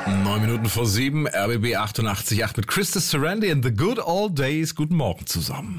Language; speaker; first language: German; native; German